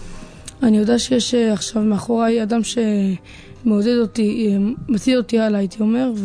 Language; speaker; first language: Hebrew; native; Hebrew